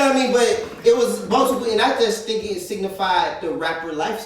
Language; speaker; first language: English; native; English